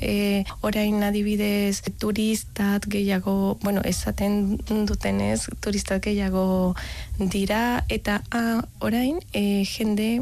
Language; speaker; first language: Basque; non-native, learner; Spanish